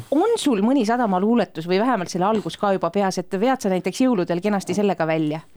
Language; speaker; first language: Estonian; native; Estonian